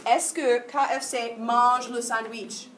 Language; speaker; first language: French; non-native, fluent; English